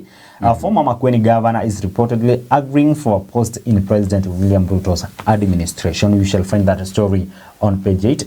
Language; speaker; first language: English; non-native, local second language; Swahili